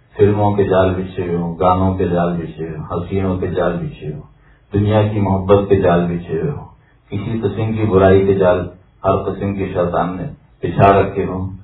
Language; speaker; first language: Urdu; native; Urdu